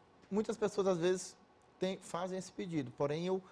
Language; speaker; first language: Portuguese; native; Portuguese